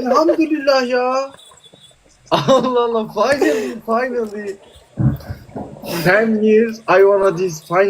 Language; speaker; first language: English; non-native, learner; Turkish